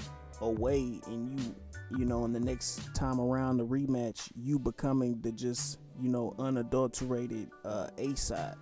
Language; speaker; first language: English; native; English